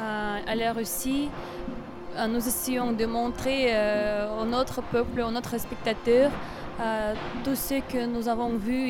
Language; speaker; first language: French; non-native, learner; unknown